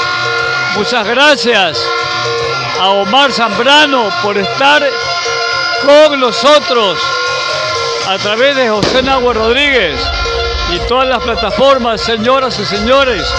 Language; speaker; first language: Spanish; native; Spanish